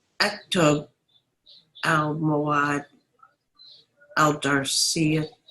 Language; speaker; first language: Arabic; non-native, learner; English